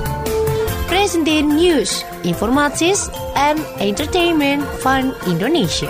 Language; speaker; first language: Dutch; non-native, fluent; Indonesian